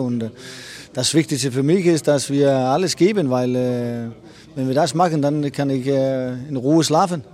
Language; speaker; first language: German; non-native, learner; Danish